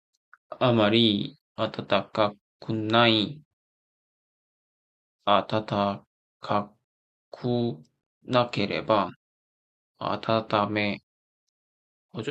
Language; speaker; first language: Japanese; non-native, learner; Korean